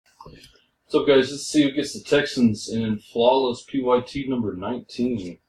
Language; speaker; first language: English; native; English